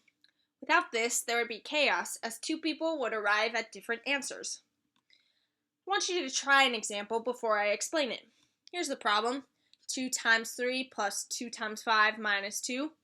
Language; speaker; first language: English; native; English